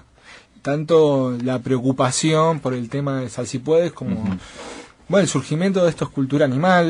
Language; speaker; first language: Spanish; native; Spanish